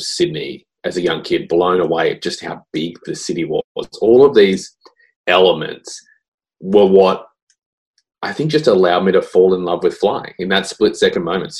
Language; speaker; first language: English; native; English